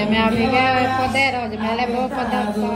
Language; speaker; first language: Portuguese; native; Portuguese